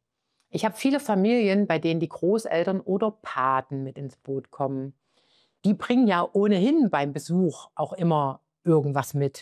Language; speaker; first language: German; native; German